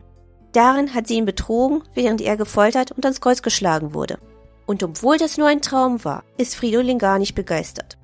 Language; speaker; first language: German; native; German